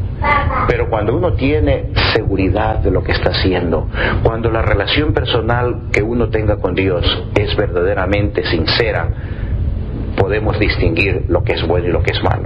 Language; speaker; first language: Spanish; native; Spanish